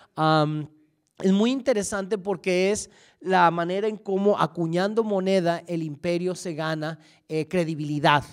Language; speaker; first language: Spanish; native; Spanish